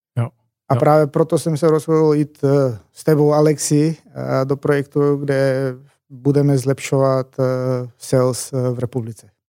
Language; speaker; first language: Czech; non-native, fluent; Macedonian